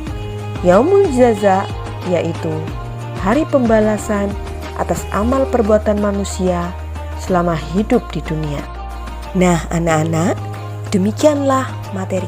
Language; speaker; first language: Indonesian; native; Indonesian